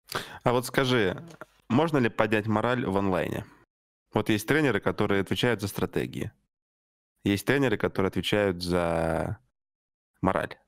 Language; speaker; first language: Russian; native; Russian